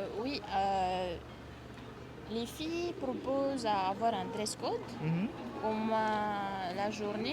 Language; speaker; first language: French; native; French